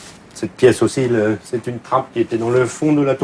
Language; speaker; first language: French; native; French